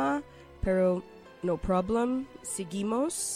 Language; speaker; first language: Spanish; non-native, learner; English